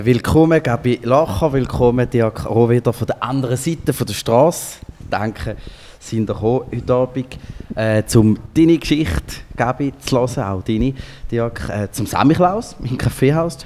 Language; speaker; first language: German; native; German